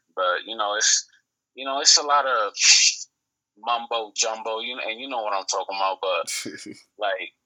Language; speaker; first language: English; native; English